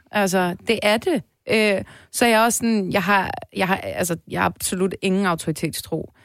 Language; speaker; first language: Danish; early bilingual, other home language; Turkish